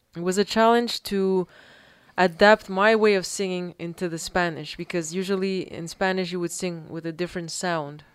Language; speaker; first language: English; early bilingual, other home language; Spanish